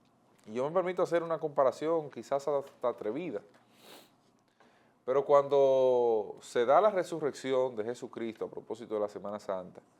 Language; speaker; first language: Spanish; native; Spanish